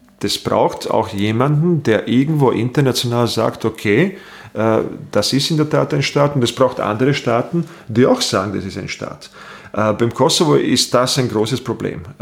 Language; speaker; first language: German; non-native, fluent; Bosnian